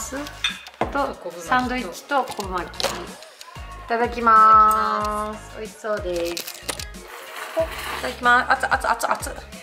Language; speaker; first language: Japanese; native; Japanese